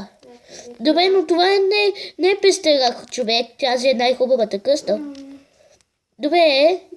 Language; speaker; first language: Bulgarian; native; Bulgarian